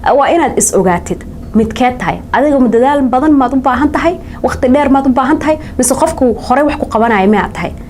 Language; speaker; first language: Somali; early bilingual, heritage; Somali